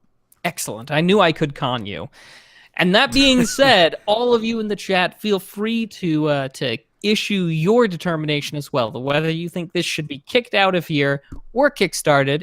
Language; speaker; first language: English; native; English